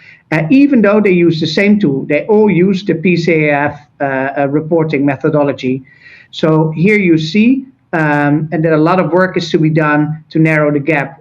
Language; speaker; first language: English; non-native, fluent; Dutch